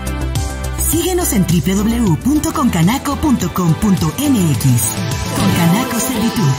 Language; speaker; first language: Spanish; native; Spanish